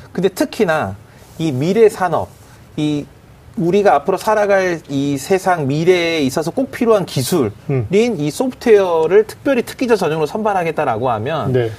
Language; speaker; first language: Korean; native; Korean